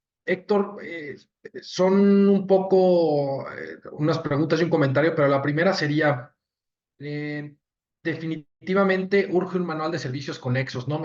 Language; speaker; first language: Spanish; native; Spanish